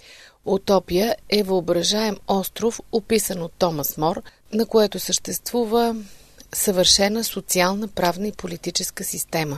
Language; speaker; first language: Bulgarian; native; Bulgarian